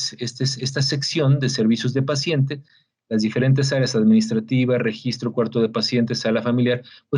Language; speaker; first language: Spanish; native; Spanish